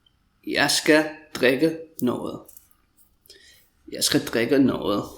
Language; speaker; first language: Danish; non-native, fluent; English